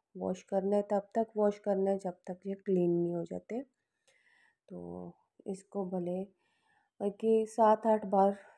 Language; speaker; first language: Hindi; non-native, local second language; Punjabi